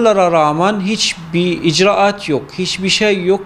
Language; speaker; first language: Turkish; non-native, fluent; Arabic